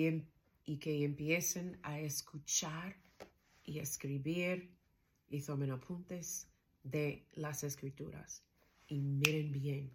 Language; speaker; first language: Spanish; non-native, learner; English